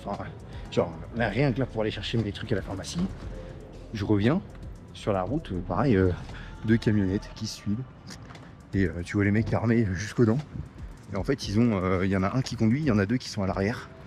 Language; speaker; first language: French; native; French